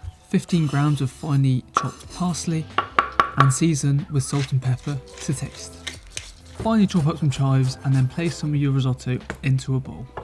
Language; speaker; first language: English; native; English